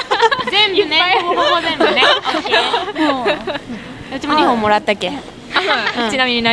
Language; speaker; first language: Japanese; native; Japanese